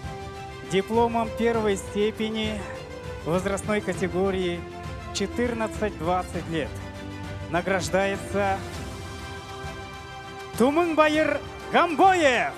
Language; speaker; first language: Russian; native; Russian